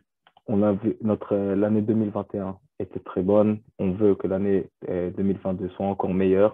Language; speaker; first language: French; non-native, fluent; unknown